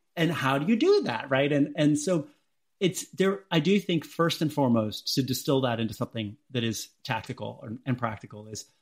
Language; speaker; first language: English; native; English